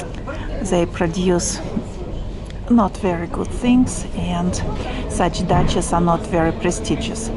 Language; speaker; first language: English; non-native, fluent; Russian